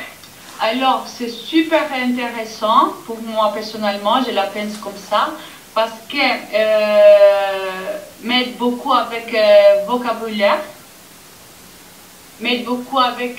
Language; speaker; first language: French; non-native, learner; Albanian